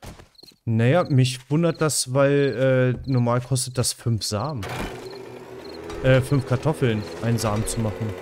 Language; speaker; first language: German; native; German